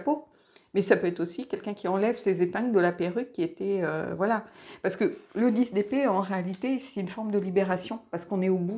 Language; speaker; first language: French; native; French